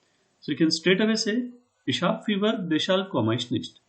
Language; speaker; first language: German; non-native, fluent; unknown